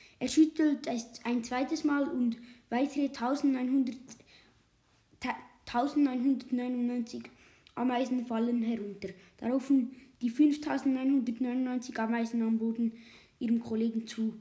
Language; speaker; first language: German; native; German